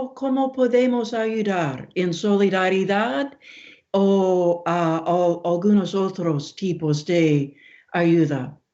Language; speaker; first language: Spanish; non-native, learner; English